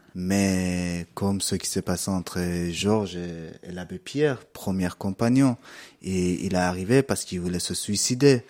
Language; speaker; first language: French; non-native, fluent; Persian